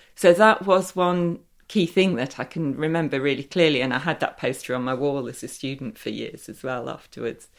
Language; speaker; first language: English; native; English